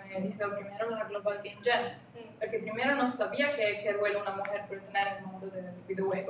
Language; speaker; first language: Spanish; non-native, learner; Italian